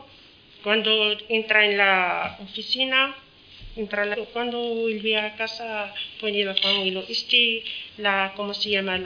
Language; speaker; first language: Spanish; non-native, learner; Arabic